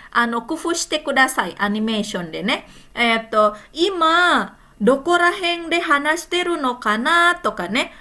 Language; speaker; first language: Japanese; non-native, fluent; Indonesian